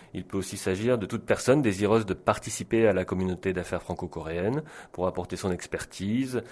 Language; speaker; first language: French; native; French